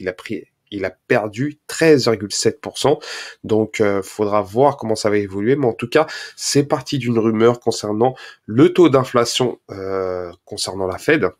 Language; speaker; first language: French; native; French